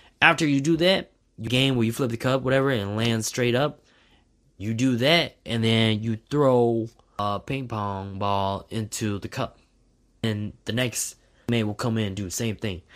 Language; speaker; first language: English; native; English